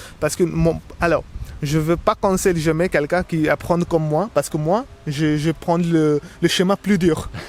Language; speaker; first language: French; non-native, learner; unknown